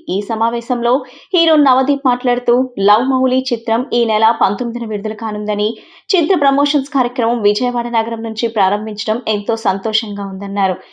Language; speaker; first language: Telugu; native; Telugu